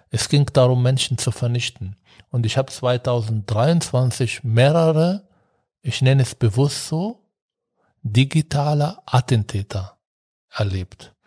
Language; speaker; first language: German; non-native, fluent; Arabic